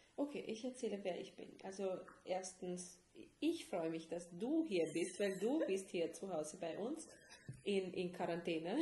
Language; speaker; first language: German; non-native, fluent; Hungarian